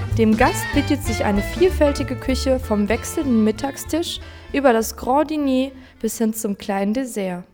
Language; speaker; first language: German; native; German